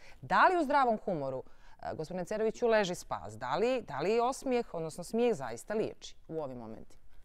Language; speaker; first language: Serbian; native; Serbian